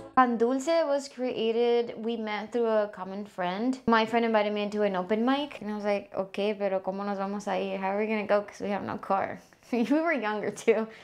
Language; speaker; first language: English; early bilingual, other home language; Spanish